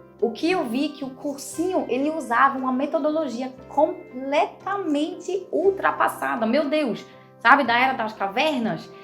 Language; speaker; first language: Portuguese; non-native, fluent; German